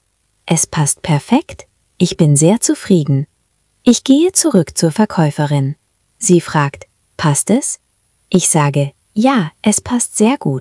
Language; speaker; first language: German; non-native, fluent; Spanish